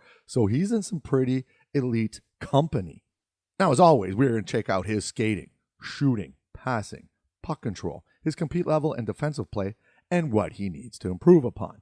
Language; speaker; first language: English; native; English